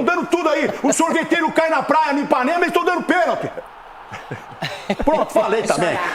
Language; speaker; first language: Portuguese; native; Portuguese